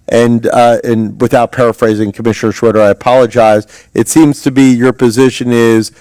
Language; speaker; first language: English; native; English